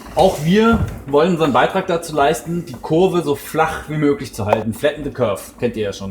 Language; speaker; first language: German; native; German